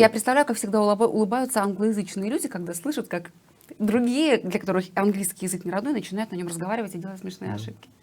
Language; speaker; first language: Russian; native; Russian